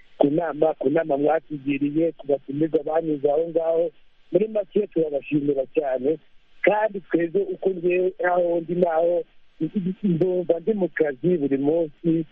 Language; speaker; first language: Kinyarwanda; native; Kinyarwanda